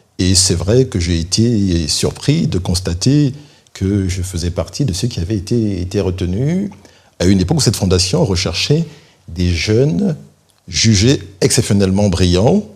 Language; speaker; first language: French; early bilingual, other home language; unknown